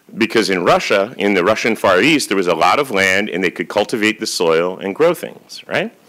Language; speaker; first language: English; native; English